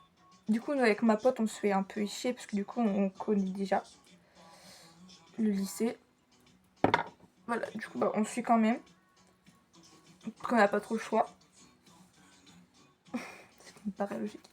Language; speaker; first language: French; native; French